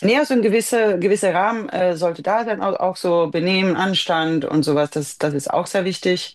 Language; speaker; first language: German; non-native, fluent; Swedish